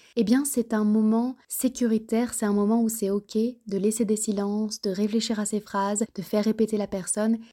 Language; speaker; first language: French; native; French